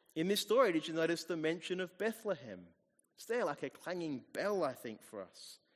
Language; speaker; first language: English; native; English